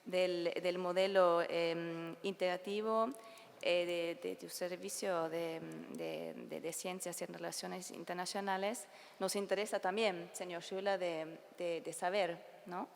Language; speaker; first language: Spanish; non-native, fluent; German